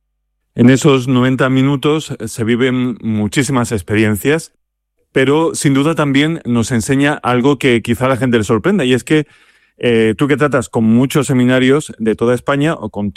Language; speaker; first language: Spanish; native; Spanish